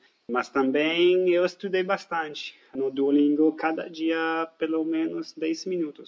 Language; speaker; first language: Portuguese; non-native, fluent; French